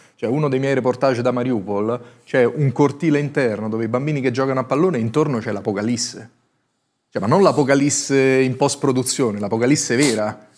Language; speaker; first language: Italian; native; Italian